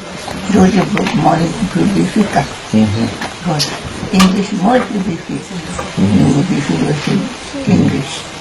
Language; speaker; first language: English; non-native, local second language; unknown